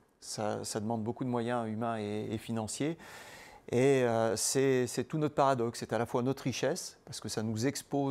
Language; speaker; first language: French; native; French